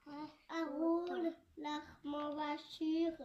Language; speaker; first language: French; native; French